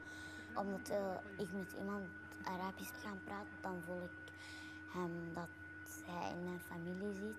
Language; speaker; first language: Dutch; early bilingual, other home language; Arabic